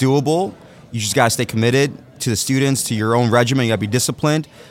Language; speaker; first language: English; native; English